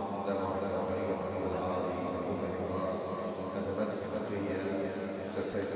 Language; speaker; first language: Arabic; native; Arabic